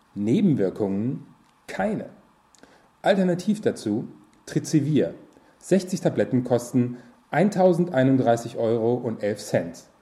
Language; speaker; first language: German; native; German